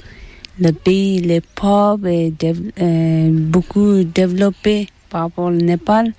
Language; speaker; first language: French; non-native, learner; Tibetan